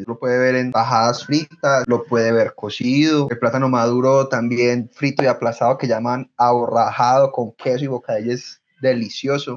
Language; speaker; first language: Spanish; native; Spanish